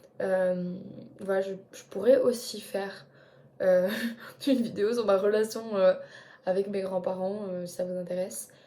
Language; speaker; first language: French; native; French